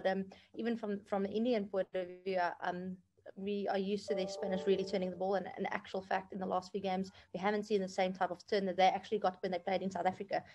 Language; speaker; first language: English; non-native, local second language; Afrikaans